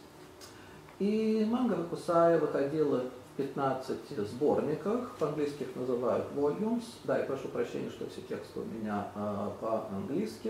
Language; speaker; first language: Russian; native; Russian